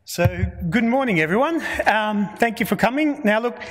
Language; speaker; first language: English; native; English